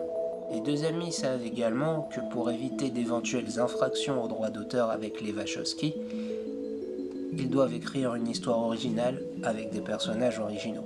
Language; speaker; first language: French; native; French